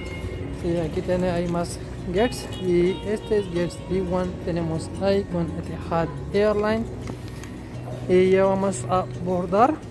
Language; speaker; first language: Spanish; non-native, learner; Urdu